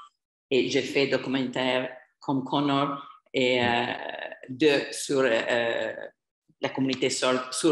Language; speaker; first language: French; non-native, fluent; English